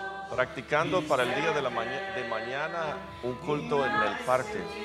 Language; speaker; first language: Spanish; non-native, fluent; English